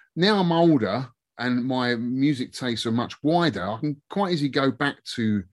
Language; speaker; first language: English; native; English